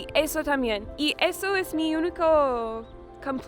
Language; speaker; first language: Spanish; non-native, learner; English